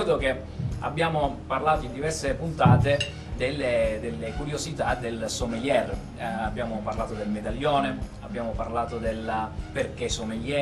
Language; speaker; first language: Italian; native; Italian